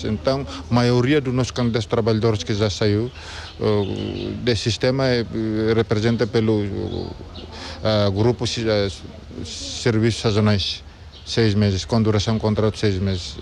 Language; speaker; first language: Portuguese; non-native, local second language; Tetum